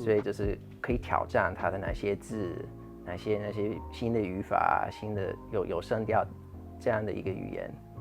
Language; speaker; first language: Chinese; non-native, fluent; English